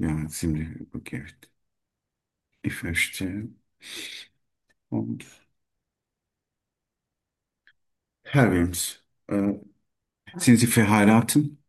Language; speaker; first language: German; non-native, learner; Turkish